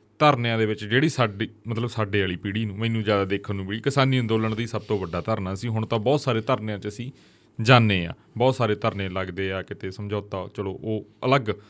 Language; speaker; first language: Punjabi; native; Punjabi